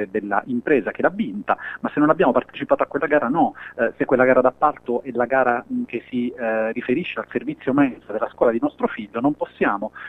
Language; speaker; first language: Italian; native; Italian